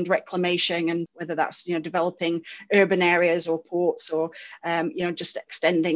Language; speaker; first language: English; native; English